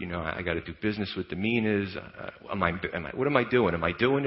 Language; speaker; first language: English; native; English